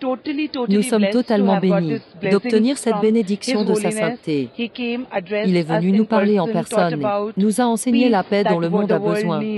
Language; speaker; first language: French; non-native, learner; Tibetan